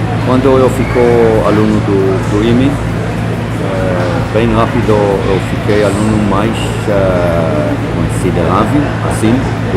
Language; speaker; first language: Portuguese; non-native, fluent; Hebrew